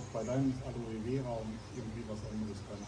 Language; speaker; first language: German; native; German